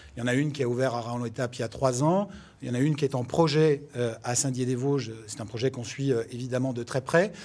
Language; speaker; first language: French; native; French